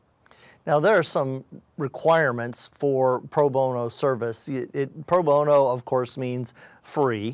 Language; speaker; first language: English; native; English